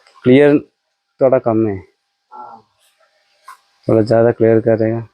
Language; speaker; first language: Hindi; non-native, local second language; Malayalam